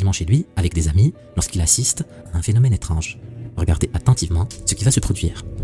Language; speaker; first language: French; native; French